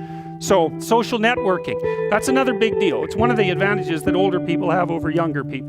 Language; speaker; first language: English; native; English